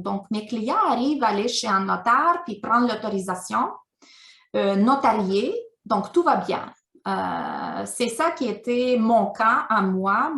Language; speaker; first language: French; non-native, fluent; Ukrainian